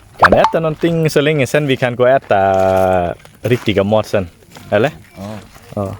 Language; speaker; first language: Swedish; non-native, learner; Thai